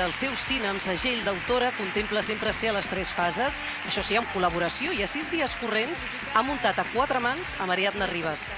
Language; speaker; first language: Catalan; native; Catalan